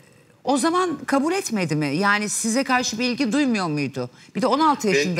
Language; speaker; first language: Turkish; native; Turkish